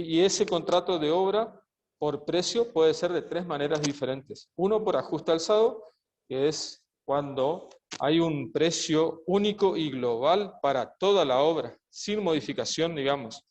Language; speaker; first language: Spanish; native; Spanish